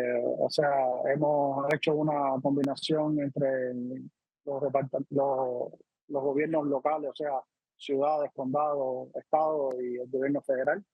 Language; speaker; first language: Spanish; native; Spanish